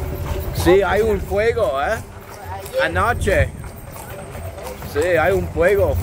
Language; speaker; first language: Spanish; non-native, learner; English